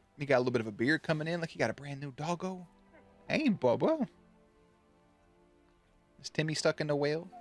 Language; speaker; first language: English; native; English